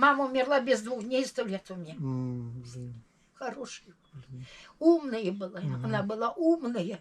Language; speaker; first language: Russian; native; Russian